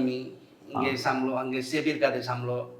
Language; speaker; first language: Tamil; non-native, learner; Hindi